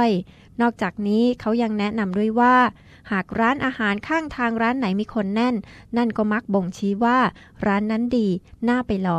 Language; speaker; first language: Thai; native; Thai